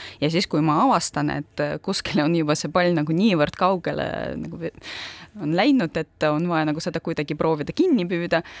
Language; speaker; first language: Estonian; non-native, local second language; Russian